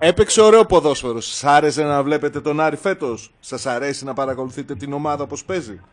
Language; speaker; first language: Greek; native; Greek